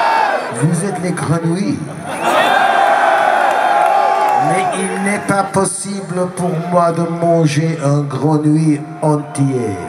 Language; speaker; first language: French; non-native, learner; English